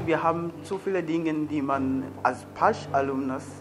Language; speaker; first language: German; non-native, fluent; Swahili